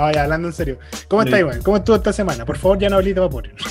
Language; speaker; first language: Spanish; native; Spanish